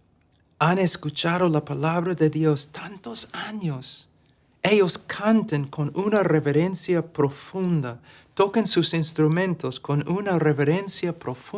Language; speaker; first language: Spanish; non-native, fluent; English